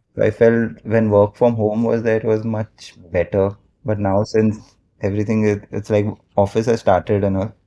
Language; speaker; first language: English; non-native, local second language; Marathi